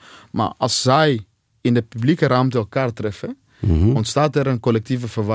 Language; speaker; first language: Dutch; non-native, fluent; Swahili